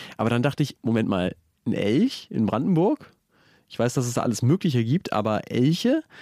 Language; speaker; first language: German; native; German